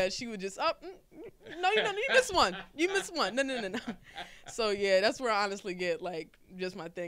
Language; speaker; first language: English; native; English